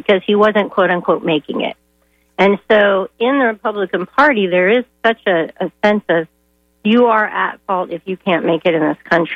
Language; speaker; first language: English; native; English